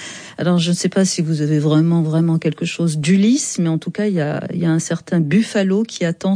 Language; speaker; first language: French; native; French